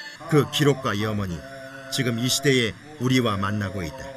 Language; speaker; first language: Korean; native; Korean